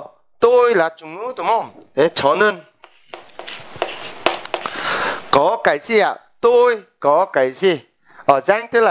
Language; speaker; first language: Vietnamese; non-native, fluent; Korean